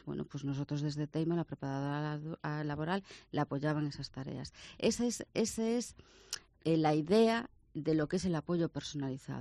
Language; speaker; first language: Spanish; native; Spanish